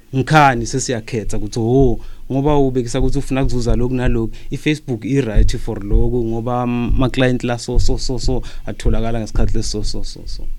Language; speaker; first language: Zulu; non-native, local second language; Swati